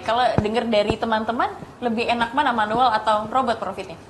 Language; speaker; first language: Indonesian; native; Indonesian